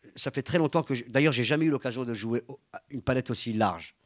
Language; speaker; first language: French; native; French